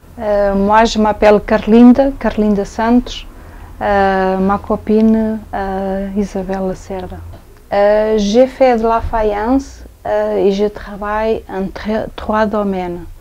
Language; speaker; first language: French; non-native, fluent; Portuguese